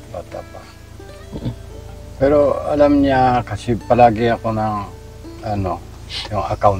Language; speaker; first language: Filipino; non-native, learner; Japanese